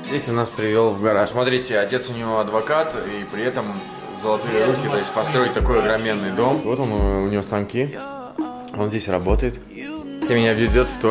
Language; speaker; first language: Russian; native; Russian